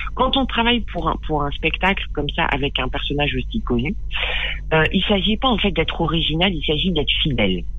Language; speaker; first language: French; native; French